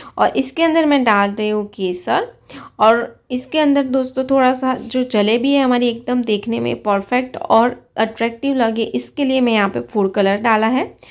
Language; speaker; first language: Hindi; non-native, local second language; Gujarati